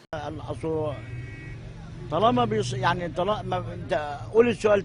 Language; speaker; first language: Arabic; native; Arabic